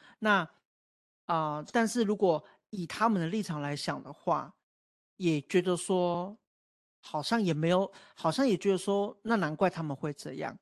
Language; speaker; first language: Chinese; native; Chinese